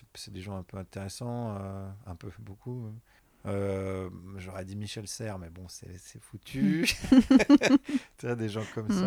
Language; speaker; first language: French; native; French